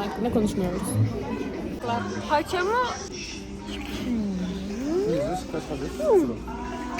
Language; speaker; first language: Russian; non-native, learner; Turkish